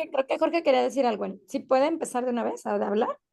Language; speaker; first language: Spanish; native; Spanish